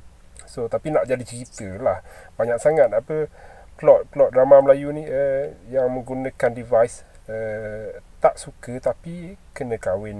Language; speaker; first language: Malay; native; Malay